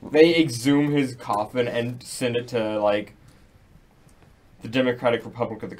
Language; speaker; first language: English; native; English